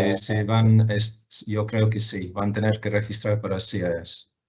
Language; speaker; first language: Spanish; non-native, fluent; English